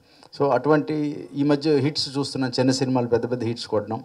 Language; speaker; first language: Telugu; native; Telugu